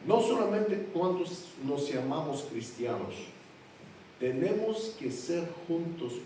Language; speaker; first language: Spanish; non-native, fluent; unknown